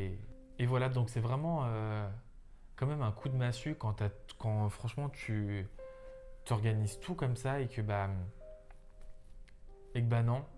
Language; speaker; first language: French; native; French